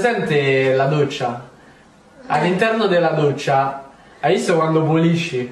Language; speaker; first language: Italian; early bilingual, other home language; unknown